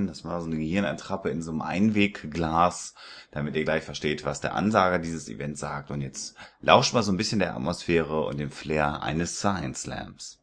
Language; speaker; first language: German; native; German